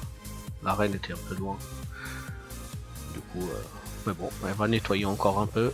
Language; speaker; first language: French; native; French